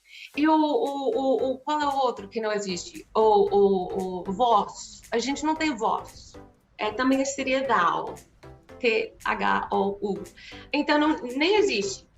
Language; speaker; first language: Portuguese; non-native, fluent; English